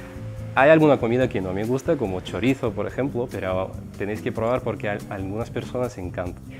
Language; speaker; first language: Spanish; non-native, fluent; Russian